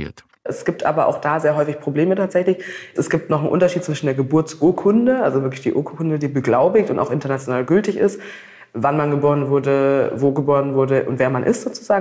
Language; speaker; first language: German; native; German